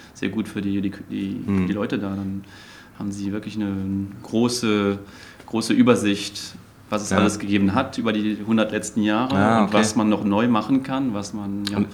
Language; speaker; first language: German; non-native, local second language; Luxembourgish